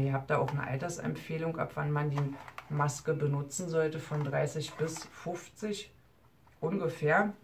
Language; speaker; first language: German; native; German